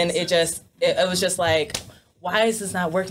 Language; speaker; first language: English; native; English